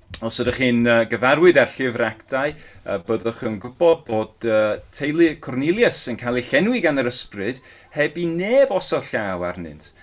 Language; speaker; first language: Welsh; non-native, local second language; English